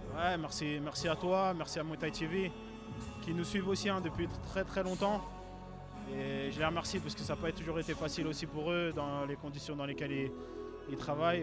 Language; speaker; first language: French; native; French